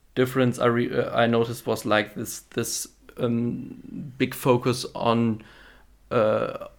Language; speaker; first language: English; non-native, fluent; German